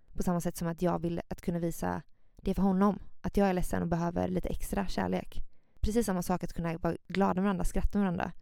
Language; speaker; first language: Swedish; native; Swedish